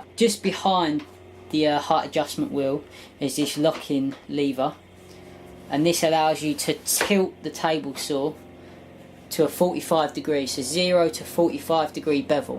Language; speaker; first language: English; native; English